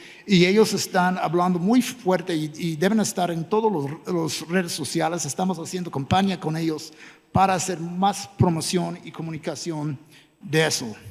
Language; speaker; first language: Spanish; non-native, fluent; English